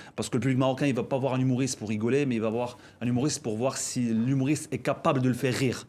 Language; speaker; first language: French; non-native, local second language; Arabic